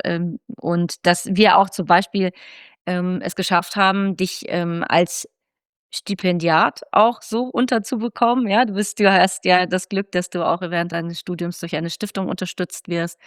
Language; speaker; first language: German; native; German